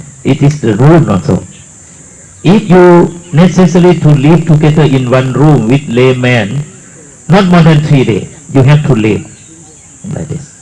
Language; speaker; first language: English; non-native, learner; Thai